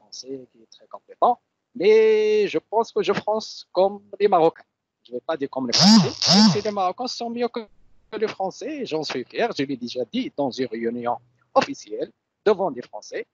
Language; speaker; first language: French; non-native, local second language; Arabic